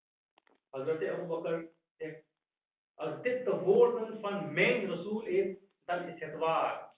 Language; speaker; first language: Dutch; non-native, fluent; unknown